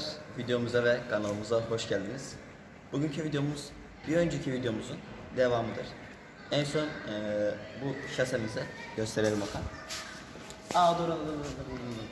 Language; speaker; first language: Turkish; native; Turkish